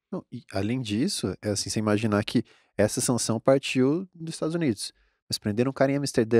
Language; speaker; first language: Portuguese; native; Portuguese